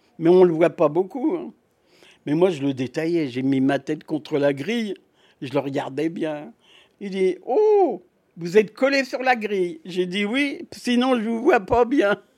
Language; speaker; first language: French; native; French